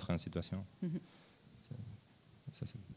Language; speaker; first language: French; non-native, learner; Spanish